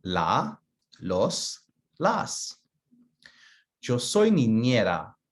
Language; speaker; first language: Spanish; early bilingual, other home language; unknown